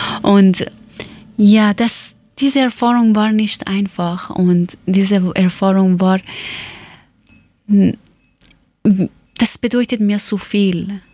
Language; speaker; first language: German; non-native, learner; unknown